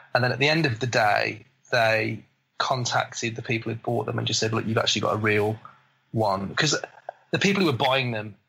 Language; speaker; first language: English; native; English